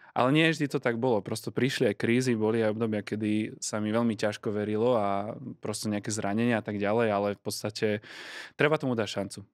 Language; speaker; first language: Slovak; native; Slovak